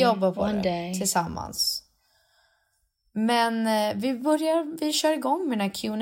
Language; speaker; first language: Swedish; native; Swedish